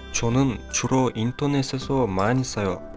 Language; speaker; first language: Korean; non-native, fluent; Kyrgyz